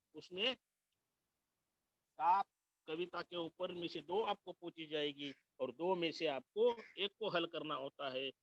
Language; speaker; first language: Hindi; non-native, local second language; Marathi